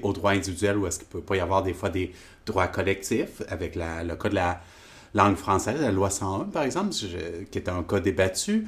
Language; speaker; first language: French; native; French